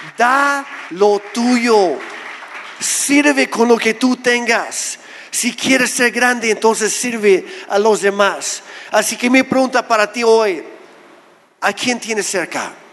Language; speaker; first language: Spanish; non-native, fluent; English